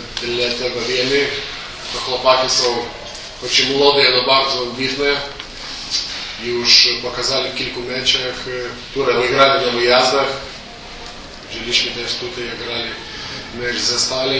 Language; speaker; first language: Polish; non-native, learner; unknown